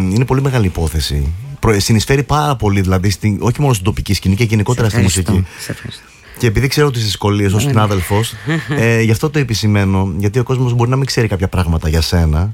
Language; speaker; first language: Greek; native; Greek